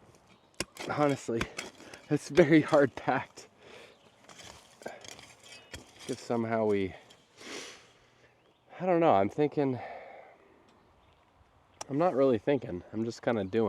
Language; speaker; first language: English; native; English